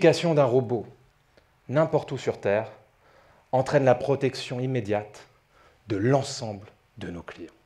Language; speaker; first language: French; native; French